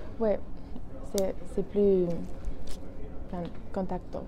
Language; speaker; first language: French; non-native, learner; Spanish